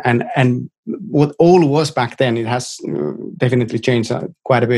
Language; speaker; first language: English; non-native, fluent; Finnish